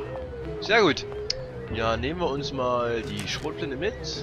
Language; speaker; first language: German; native; German